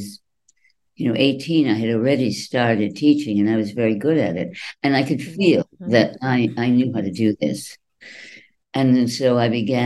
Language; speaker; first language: English; native; English